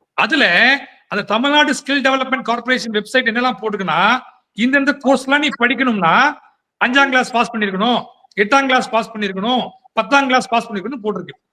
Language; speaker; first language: Tamil; native; Tamil